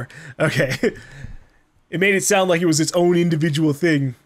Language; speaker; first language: English; native; English